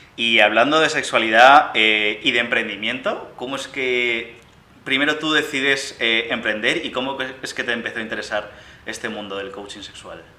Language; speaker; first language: Spanish; native; Spanish